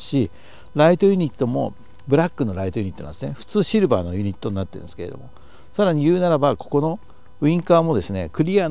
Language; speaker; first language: Japanese; native; Japanese